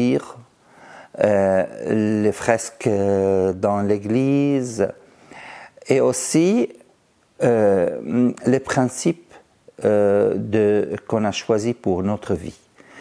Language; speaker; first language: French; non-native, fluent; Arabic